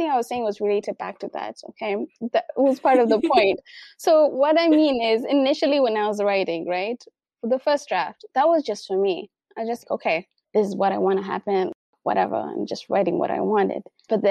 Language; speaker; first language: English; non-native, local second language; Swahili